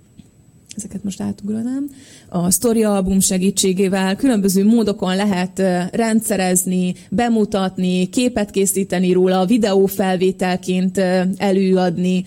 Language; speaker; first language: Hungarian; native; Hungarian